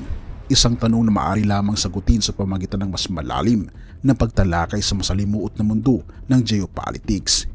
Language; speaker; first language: Filipino; native; Filipino